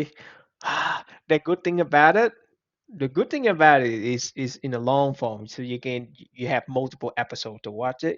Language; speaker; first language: English; non-native, fluent; Vietnamese